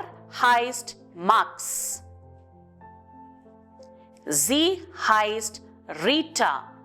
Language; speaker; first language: German; non-native, fluent; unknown